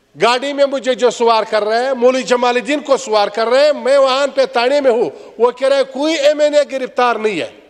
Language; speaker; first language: Urdu; non-native, local second language; Pashto